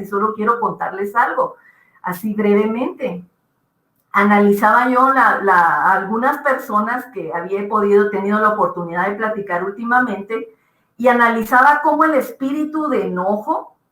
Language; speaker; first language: Spanish; native; Spanish